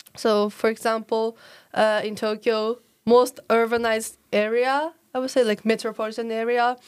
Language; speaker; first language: English; non-native, learner; Japanese